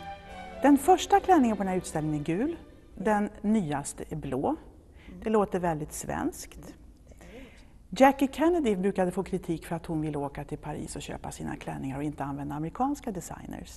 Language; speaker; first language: Swedish; native; Swedish